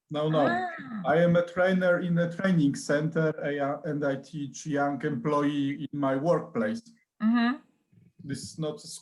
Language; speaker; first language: English; non-native, learner; Polish